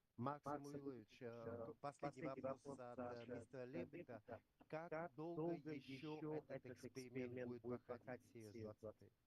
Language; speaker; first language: Russian; native; Russian